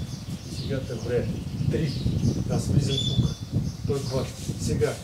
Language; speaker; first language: Bulgarian; non-native, learner; Russian